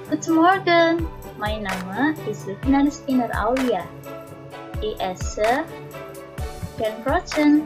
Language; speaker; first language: German; non-native, learner; Indonesian